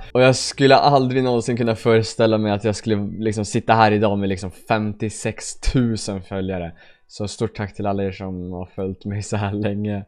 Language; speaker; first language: Swedish; native; Swedish